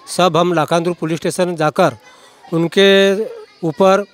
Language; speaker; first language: Hindi; non-native, local second language; Marathi